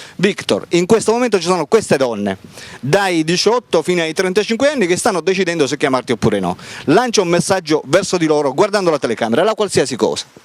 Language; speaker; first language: Italian; native; Italian